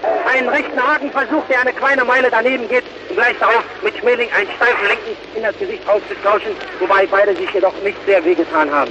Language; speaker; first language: German; native; German